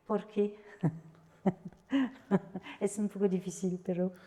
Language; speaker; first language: Spanish; non-native, fluent; French